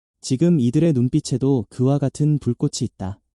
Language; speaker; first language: Korean; native; Korean